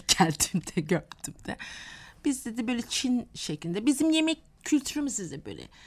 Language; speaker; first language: Turkish; non-native, fluent; Malay